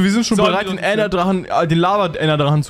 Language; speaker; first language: German; native; German